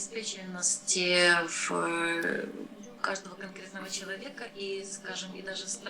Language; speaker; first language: Russian; non-native, local second language; Ukrainian